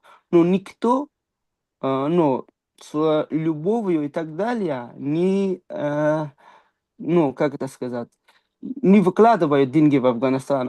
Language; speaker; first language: Russian; non-native, fluent; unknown